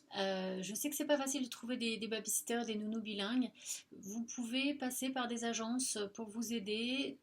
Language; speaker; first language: French; native; French